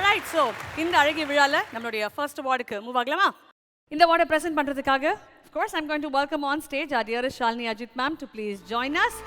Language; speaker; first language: Tamil; native; Tamil